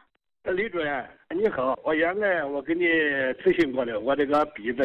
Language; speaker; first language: Chinese; native; Chinese